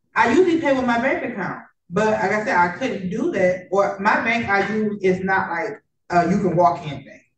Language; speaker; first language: English; native; English